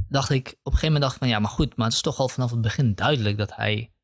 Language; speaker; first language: Dutch; early bilingual, other home language; Kurdish